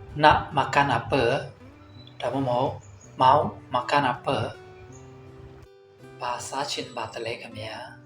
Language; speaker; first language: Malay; non-native, learner; Burmese